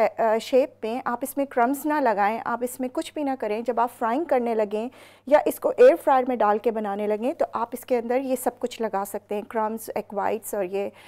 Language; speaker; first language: Urdu; native; Urdu